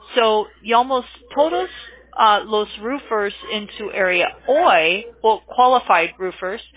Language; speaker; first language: Spanish; non-native, learner; English